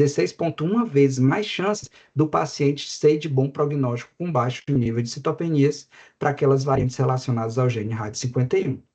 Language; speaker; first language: Portuguese; native; Portuguese